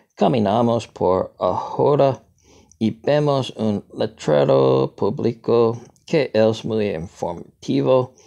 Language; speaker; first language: Spanish; non-native, learner; English